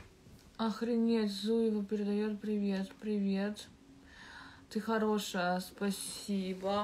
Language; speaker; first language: Russian; native; Russian